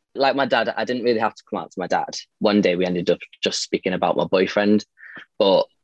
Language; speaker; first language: English; native; English